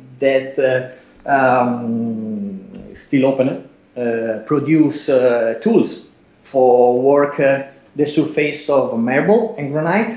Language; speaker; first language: English; non-native, fluent; Italian